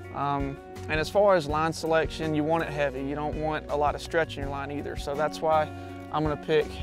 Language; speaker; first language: English; native; English